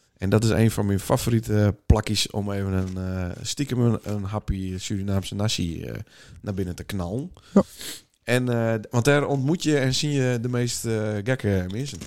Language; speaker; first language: Dutch; native; Dutch